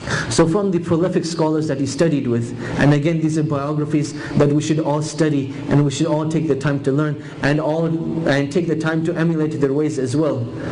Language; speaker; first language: English; native; English